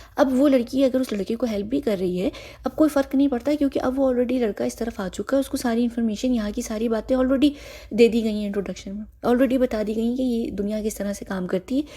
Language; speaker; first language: Hindi; native; Hindi